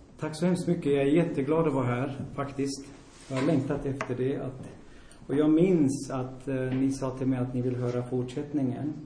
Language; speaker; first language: Swedish; non-native, fluent; Armenian